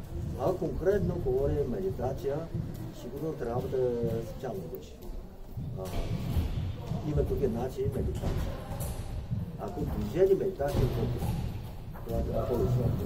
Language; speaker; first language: Bulgarian; non-native, learner; Chinese